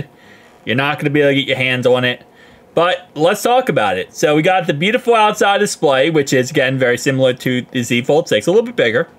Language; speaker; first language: English; native; English